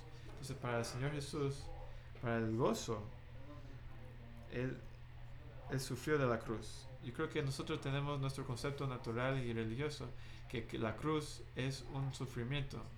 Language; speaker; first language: Spanish; non-native, fluent; English